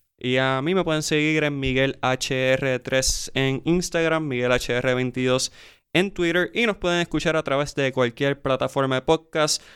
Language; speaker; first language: Spanish; native; Spanish